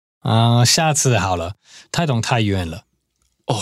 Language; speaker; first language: Chinese; non-native, fluent; English